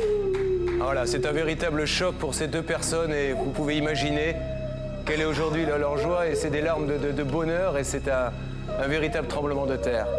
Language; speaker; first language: French; native; French